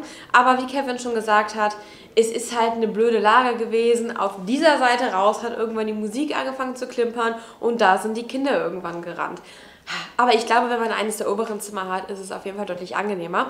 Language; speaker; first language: German; native; German